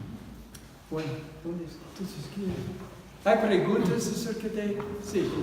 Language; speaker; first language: Spanish; non-native, fluent; English